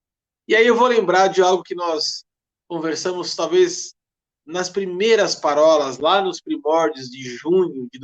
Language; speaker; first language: Portuguese; native; Portuguese